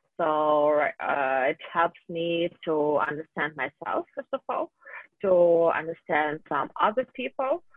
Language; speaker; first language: English; non-native, fluent; Russian